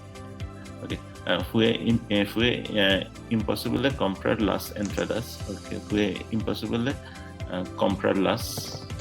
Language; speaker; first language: Spanish; non-native, learner; English